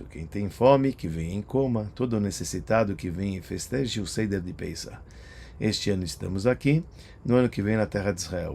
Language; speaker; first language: Portuguese; native; Portuguese